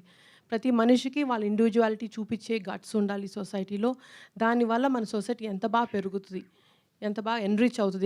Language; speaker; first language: Telugu; native; Telugu